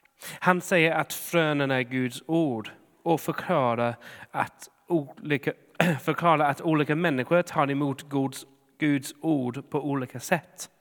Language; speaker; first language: Swedish; non-native, fluent; English